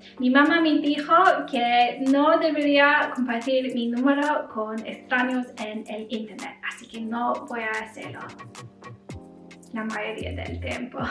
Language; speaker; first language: Spanish; non-native, learner; English